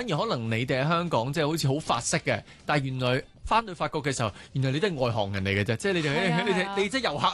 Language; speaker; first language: Cantonese; native; Cantonese